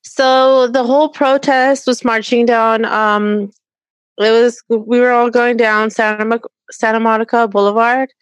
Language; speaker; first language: English; early bilingual, other home language; Spanish